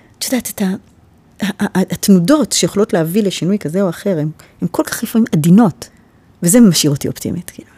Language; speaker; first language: Hebrew; early bilingual, heritage; Hebrew